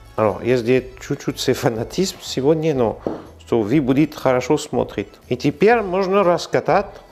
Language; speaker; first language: Russian; non-native, learner; French